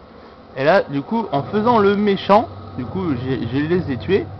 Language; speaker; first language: French; native; French